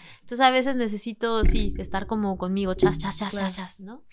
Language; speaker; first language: Spanish; native; Spanish